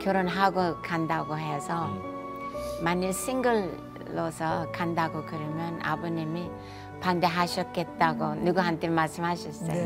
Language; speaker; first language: Korean; non-native, fluent; English